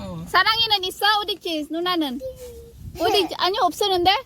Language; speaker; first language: Korean; non-native, learner; Filipino